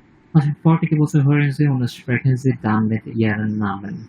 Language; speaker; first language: German; non-native, learner; Bangla